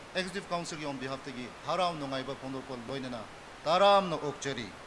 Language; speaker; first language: Manipuri; non-native, local second language; Tangkhul Naga (India)